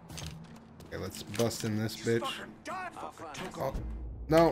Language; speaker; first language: English; native; English